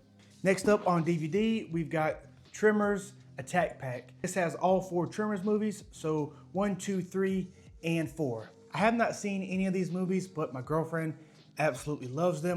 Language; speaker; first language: English; native; English